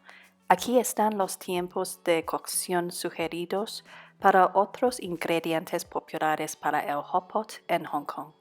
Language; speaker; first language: Spanish; non-native, fluent; Cantonese